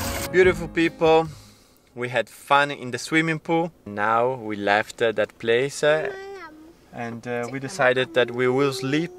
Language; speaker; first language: English; non-native, fluent; Italian